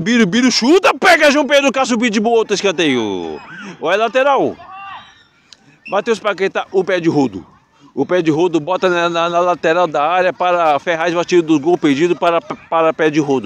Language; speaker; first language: Portuguese; native; Portuguese